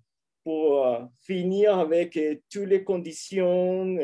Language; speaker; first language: French; non-native, fluent; Spanish